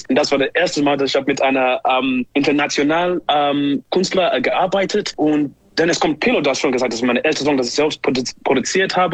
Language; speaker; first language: German; non-native, fluent; English